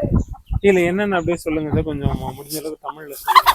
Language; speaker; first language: Tamil; native; Tamil